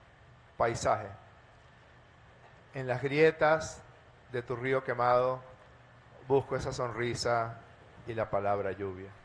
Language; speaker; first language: Spanish; native; Spanish